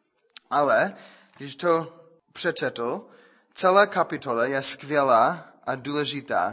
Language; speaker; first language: Czech; non-native, fluent; English